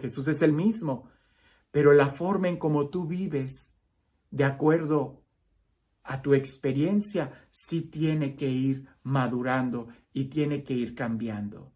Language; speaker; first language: Spanish; native; Spanish